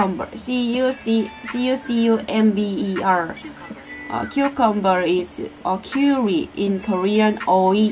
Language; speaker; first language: English; non-native, learner; Korean